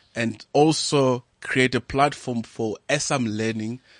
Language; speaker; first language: English; non-native, local second language; Venda